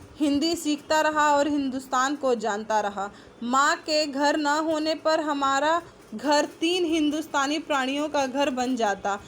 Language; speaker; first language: Hindi; native; Hindi